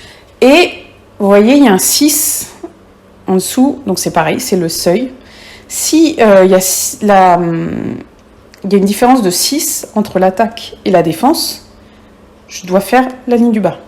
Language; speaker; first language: French; native; French